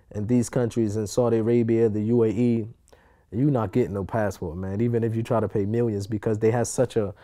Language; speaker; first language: English; native; English